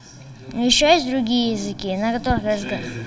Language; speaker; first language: Russian; non-native, local second language; Tajik